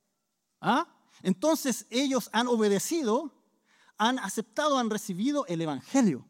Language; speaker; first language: Spanish; native; Spanish